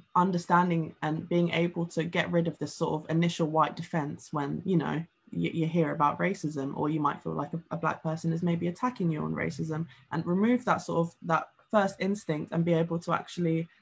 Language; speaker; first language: English; native; English